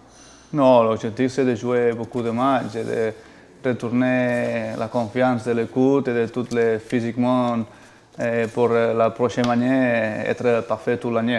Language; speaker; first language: French; non-native, fluent; Spanish